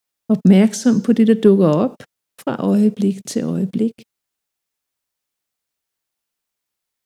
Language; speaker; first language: Danish; native; Danish